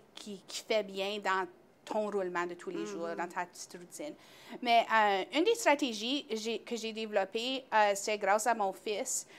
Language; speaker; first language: French; native; French